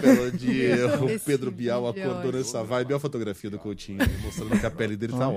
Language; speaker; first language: Portuguese; native; Portuguese